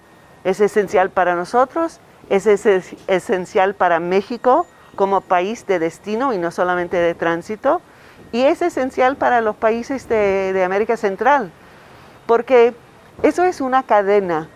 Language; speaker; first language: Spanish; non-native, fluent; English